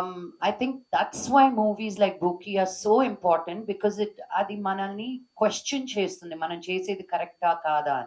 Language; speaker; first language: Telugu; native; Telugu